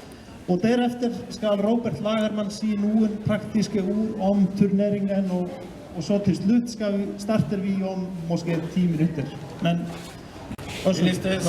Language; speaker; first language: Danish; non-native, fluent; Icelandic